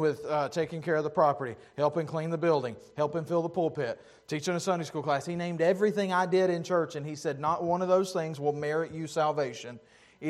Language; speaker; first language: English; native; English